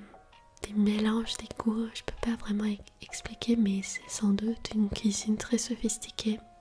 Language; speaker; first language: French; non-native, fluent; Armenian